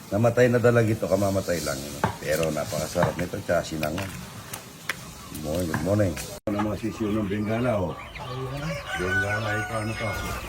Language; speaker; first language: Filipino; native; Filipino